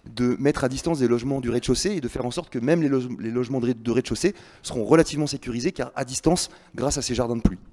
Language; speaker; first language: French; native; French